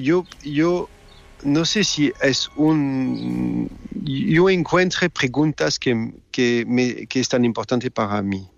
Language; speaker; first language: Spanish; non-native, fluent; French